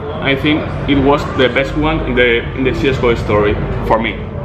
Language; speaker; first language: English; non-native, learner; Spanish